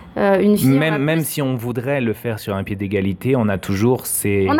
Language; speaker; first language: French; native; French